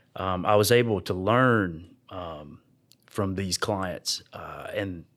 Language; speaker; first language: English; native; English